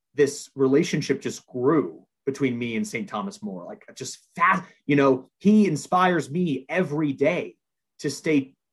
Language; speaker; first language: English; native; English